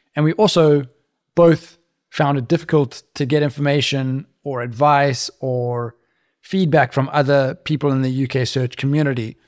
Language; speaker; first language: English; native; English